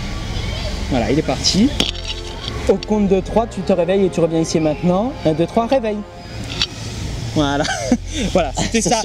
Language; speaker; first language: French; native; French